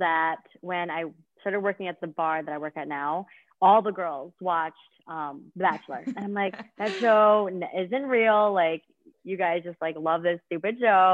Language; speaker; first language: English; native; English